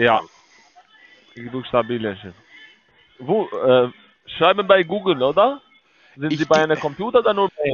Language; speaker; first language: German; non-native, learner; Spanish